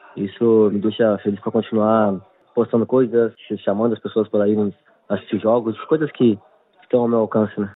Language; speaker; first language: Portuguese; native; Portuguese